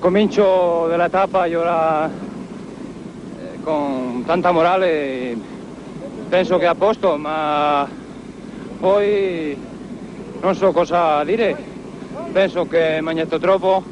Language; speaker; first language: Italian; non-native, learner; Spanish